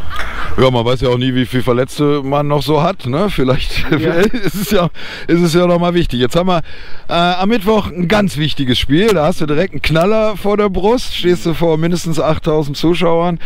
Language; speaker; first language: German; native; German